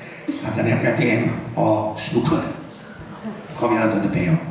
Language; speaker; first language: Welsh; native; Welsh